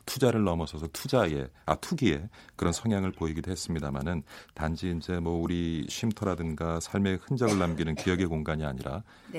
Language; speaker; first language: Korean; native; Korean